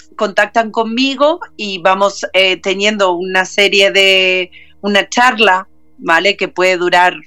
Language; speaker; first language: Spanish; native; Spanish